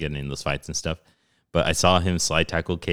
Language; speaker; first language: English; early bilingual, other home language; Spanish